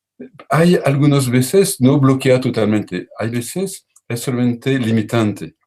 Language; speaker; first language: Spanish; non-native, learner; French